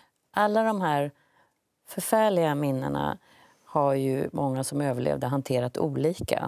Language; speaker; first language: Swedish; native; Swedish